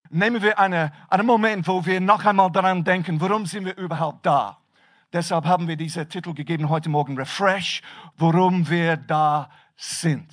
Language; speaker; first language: German; non-native, fluent; English